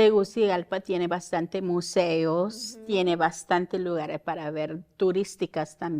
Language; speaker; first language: Spanish; early bilingual, heritage; Spanish